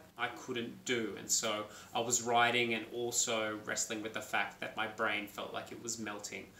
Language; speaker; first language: English; native; English